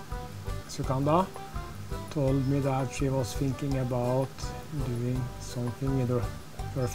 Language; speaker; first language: English; non-native, fluent; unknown